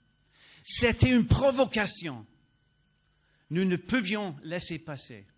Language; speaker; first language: French; non-native, learner; English